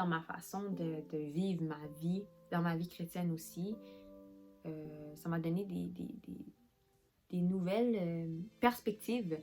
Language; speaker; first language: French; native; French